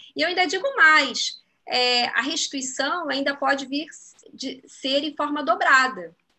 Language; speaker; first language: Portuguese; native; Portuguese